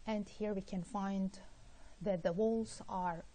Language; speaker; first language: English; non-native, fluent; Arabic